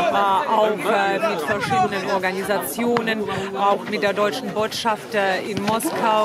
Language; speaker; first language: German; non-native, fluent; Russian